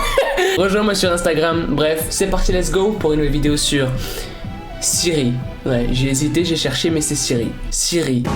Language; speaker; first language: French; native; French